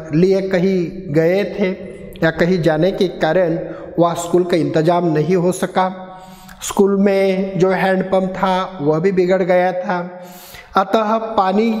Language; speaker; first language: Hindi; non-native, local second language; Marathi